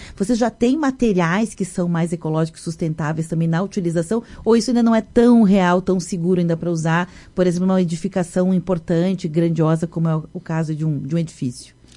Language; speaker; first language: Portuguese; native; Portuguese